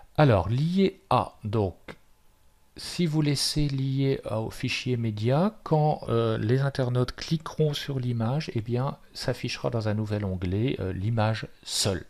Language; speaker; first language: French; native; French